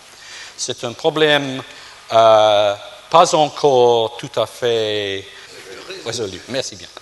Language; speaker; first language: French; non-native, fluent; English